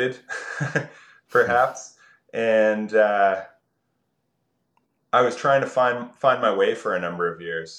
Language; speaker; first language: English; native; English